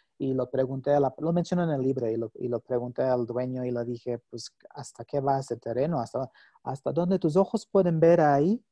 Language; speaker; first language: Spanish; non-native, fluent; English